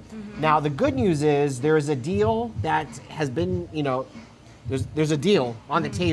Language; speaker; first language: English; native; English